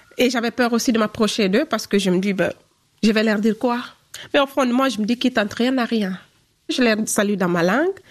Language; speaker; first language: French; non-native, local second language; Fula